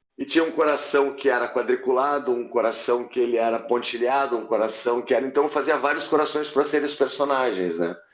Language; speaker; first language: Portuguese; native; Portuguese